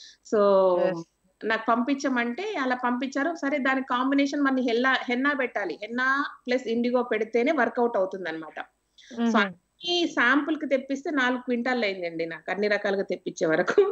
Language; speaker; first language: Telugu; native; Telugu